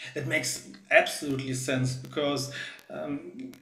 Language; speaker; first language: English; non-native, fluent; German